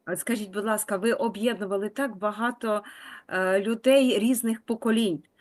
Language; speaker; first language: Ukrainian; native; Ukrainian